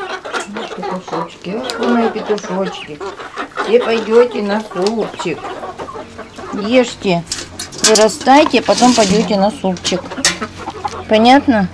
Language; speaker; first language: Russian; native; Russian